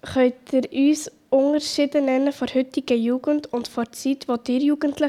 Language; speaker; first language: German; native; German